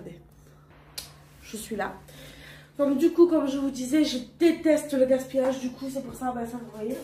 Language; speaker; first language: French; native; French